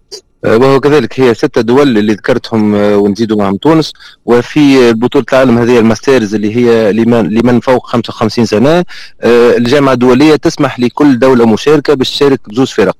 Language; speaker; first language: Arabic; native; Arabic